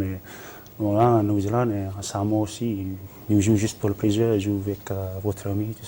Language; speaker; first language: French; non-native, learner; English